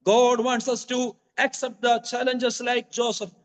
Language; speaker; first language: English; non-native, local second language; Malayalam